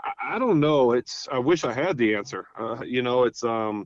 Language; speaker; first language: English; native; English